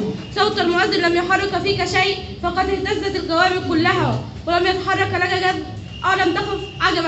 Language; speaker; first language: Arabic; native; Arabic